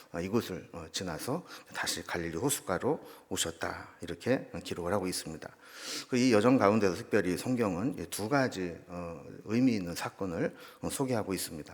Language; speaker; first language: Korean; native; Korean